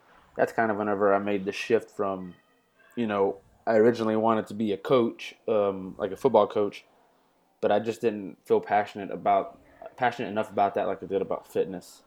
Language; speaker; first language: English; native; English